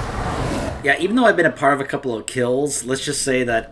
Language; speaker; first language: English; native; English